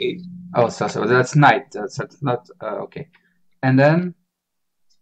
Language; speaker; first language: English; non-native, learner; Spanish